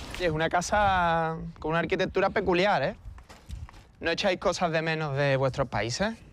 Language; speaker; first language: Spanish; native; Spanish